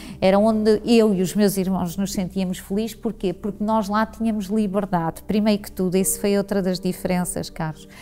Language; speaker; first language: Portuguese; native; Portuguese